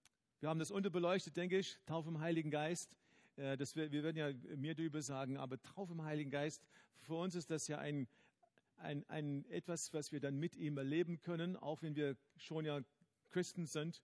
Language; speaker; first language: German; non-native, fluent; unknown